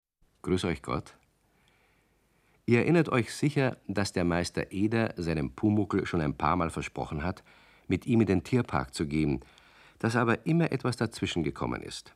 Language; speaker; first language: German; native; German